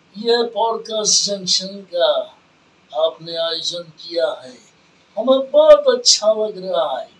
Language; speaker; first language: Hindi; non-native, local second language; Marathi